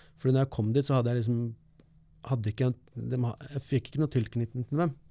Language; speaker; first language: Norwegian; early bilingual, other home language; Kurdish